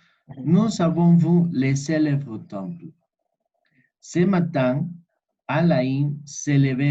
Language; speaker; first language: French; non-native, fluent; Spanish